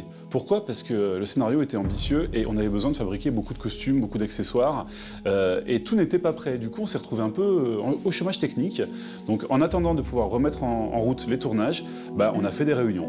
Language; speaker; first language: French; native; French